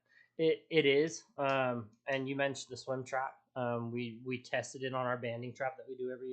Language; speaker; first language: English; native; English